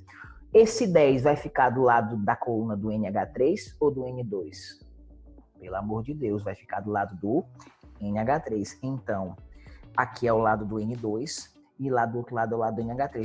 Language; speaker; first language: Portuguese; native; Portuguese